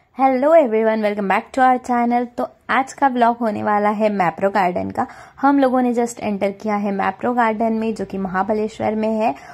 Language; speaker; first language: Hindi; non-native, local second language; Marathi